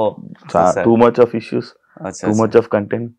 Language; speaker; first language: Telugu; native; Telugu